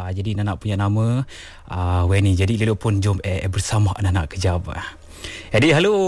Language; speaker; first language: Malay; non-native, local second language; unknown